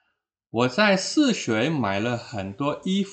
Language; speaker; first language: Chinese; non-native, fluent; Indonesian